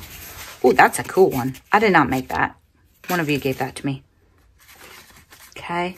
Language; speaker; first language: English; native; English